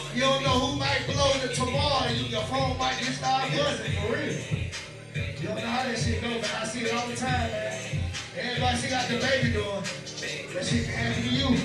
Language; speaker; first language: English; native; English